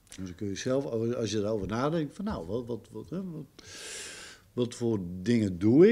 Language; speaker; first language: Dutch; native; Dutch